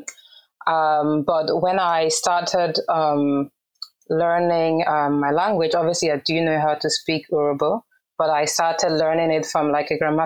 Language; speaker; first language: English; non-native, fluent; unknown